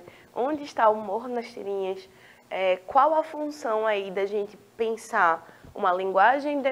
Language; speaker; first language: Portuguese; native; Portuguese